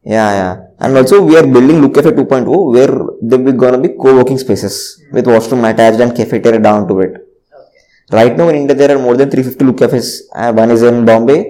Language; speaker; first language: English; non-native, local second language; Telugu